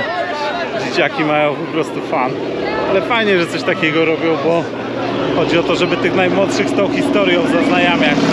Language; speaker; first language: Polish; native; Polish